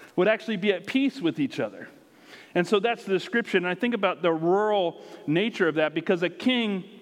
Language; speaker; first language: English; native; English